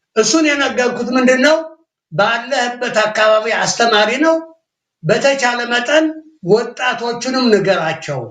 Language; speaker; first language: Amharic; native; Amharic